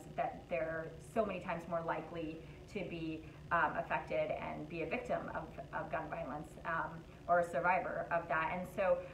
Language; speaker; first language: English; native; English